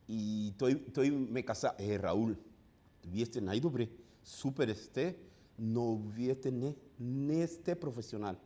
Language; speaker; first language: Bulgarian; non-native, learner; Spanish